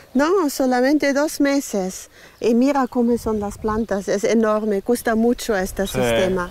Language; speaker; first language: Spanish; non-native, learner; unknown